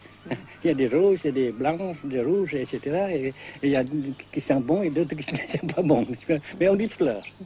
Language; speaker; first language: French; non-native, local second language; Vietnamese